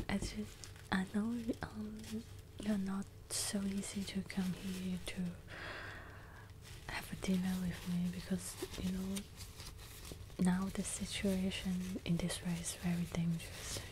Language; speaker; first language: English; non-native, learner; Cantonese